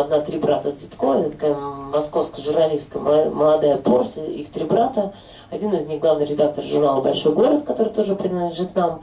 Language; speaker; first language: Russian; native; Russian